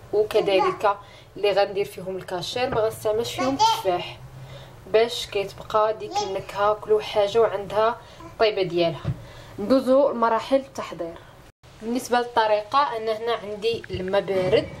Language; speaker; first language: Arabic; native; Arabic